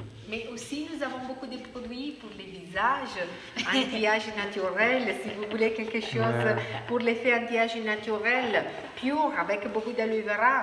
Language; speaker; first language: French; non-native, fluent; Spanish